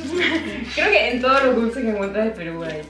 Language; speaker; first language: Spanish; native; Spanish